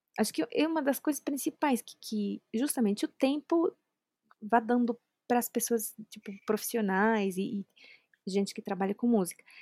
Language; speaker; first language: Portuguese; non-native, fluent; Spanish